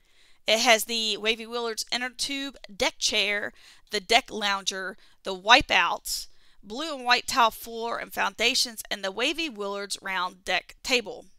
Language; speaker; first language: English; native; English